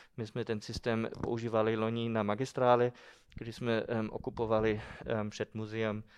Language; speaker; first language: Czech; non-native, fluent; German